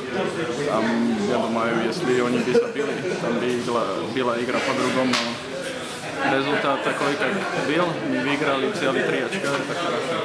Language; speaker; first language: Russian; non-native, fluent; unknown